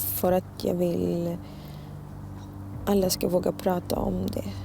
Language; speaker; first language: Swedish; early bilingual, other home language; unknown